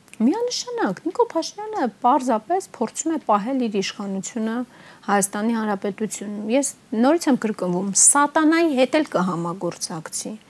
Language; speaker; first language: Armenian; native; Armenian